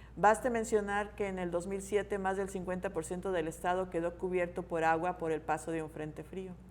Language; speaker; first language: Spanish; native; Spanish